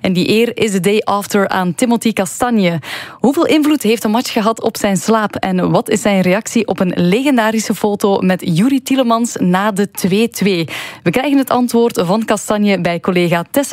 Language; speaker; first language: Dutch; native; Dutch